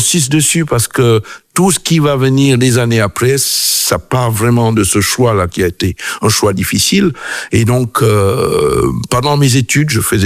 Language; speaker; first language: French; native; French